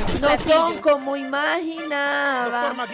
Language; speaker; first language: Spanish; native; Spanish